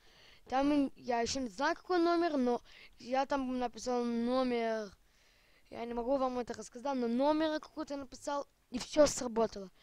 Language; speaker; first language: Russian; early bilingual, heritage; Russian